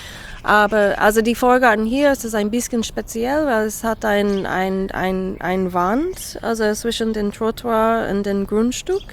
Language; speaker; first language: German; non-native, fluent; English